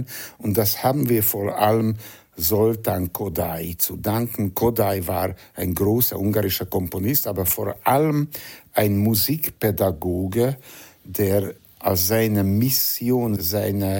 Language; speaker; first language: German; non-native, fluent; Hungarian